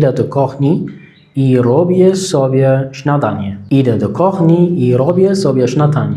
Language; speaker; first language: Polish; non-native, learner; Arabic